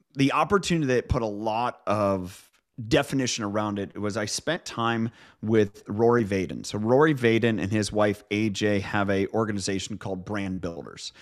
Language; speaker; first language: English; native; English